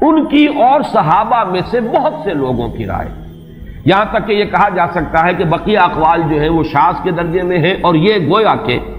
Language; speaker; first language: Urdu; native; Urdu